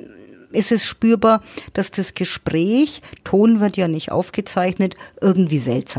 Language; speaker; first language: German; native; German